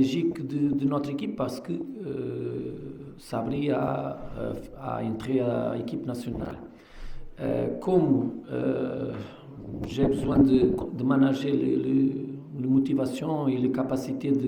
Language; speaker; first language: French; non-native, fluent; Portuguese